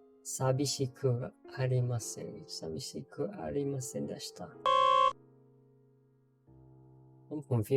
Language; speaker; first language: Japanese; non-native, learner; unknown